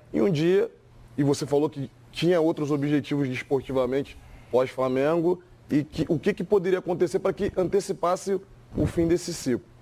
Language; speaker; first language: Portuguese; native; Portuguese